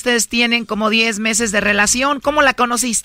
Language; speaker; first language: Spanish; native; Spanish